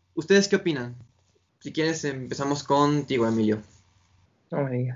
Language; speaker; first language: Spanish; native; Spanish